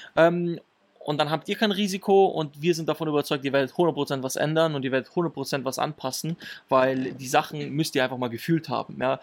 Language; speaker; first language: German; early bilingual, other home language; Italian